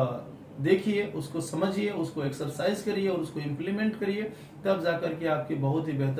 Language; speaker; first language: Hindi; native; Hindi